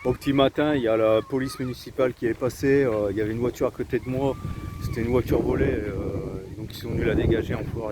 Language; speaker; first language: French; native; French